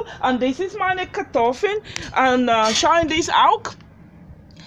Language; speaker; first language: German; non-native, learner; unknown